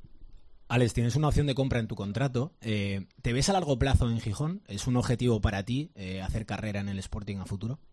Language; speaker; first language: Spanish; native; Spanish